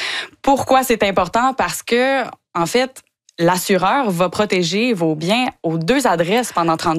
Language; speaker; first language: French; native; French